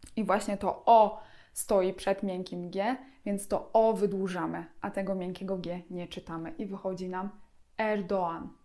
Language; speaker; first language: Polish; native; Polish